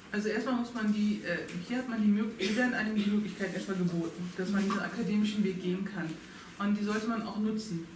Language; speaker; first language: German; early bilingual, other home language; Turkish